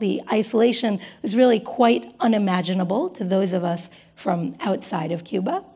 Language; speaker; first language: English; native; English